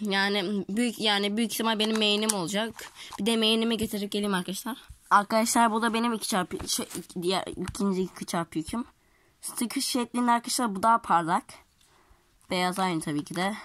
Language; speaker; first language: Turkish; native; Turkish